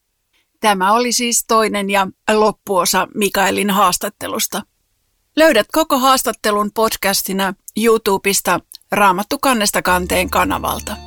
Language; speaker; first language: Finnish; native; Finnish